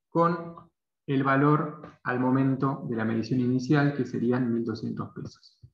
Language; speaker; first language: Spanish; native; Spanish